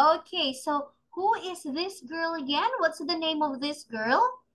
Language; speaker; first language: English; non-native, fluent; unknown